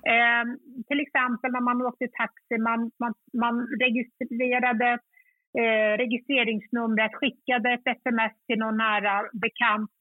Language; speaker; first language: Swedish; early bilingual, other home language; Kurdish